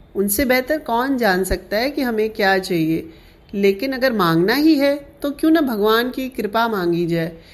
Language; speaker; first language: Hindi; non-native, local second language; Sindhi